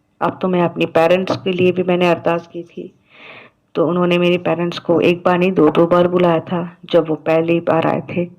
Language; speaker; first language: Hindi; non-native, local second language; Assamese